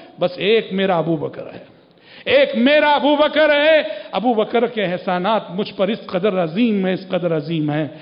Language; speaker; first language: Urdu; native; Urdu